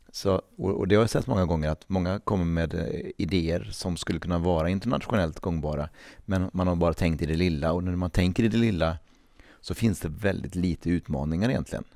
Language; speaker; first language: Swedish; native; Swedish